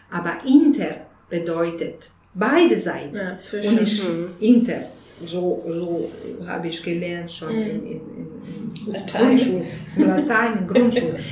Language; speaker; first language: German; non-native, fluent; Bosnian